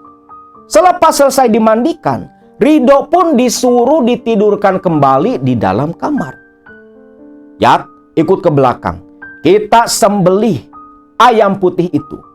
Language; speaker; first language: Indonesian; non-native, local second language; Sundanese